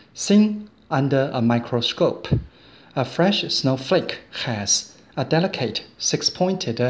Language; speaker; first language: English; non-native, fluent; Chinese